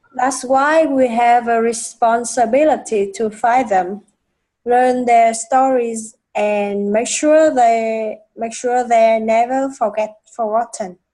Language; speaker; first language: English; non-native, fluent; Vietnamese